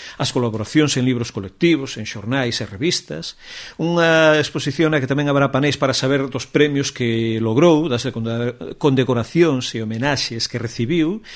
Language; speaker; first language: Galician; native; Galician